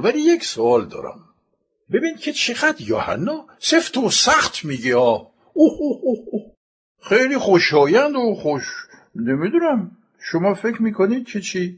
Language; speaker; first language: Persian; non-native, fluent; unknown